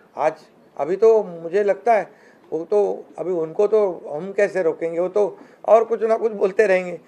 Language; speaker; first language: Hindi; non-native, local second language; Marathi